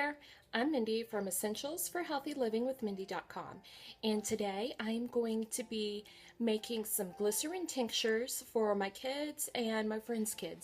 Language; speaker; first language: English; native; English